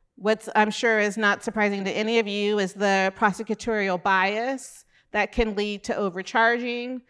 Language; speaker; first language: English; native; English